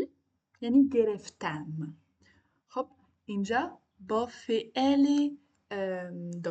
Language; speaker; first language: Persian; non-native, learner; French